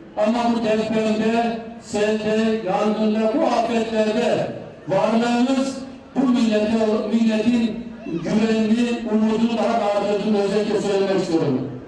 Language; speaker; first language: Turkish; native; Turkish